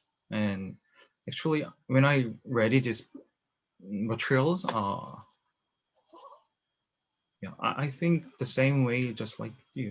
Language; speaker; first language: English; non-native, learner; Korean